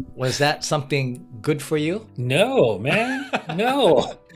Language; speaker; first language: English; native; English